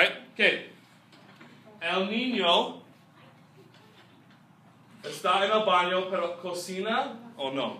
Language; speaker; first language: Spanish; non-native, fluent; English